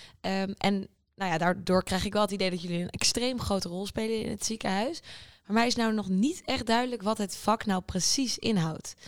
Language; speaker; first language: Dutch; native; Dutch